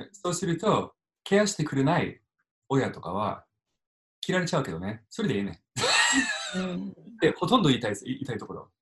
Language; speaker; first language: Japanese; non-native, fluent; English